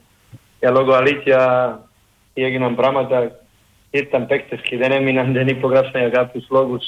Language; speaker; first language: Greek; non-native, learner; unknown